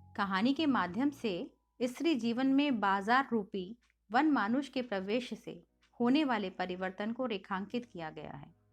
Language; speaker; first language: Hindi; native; Hindi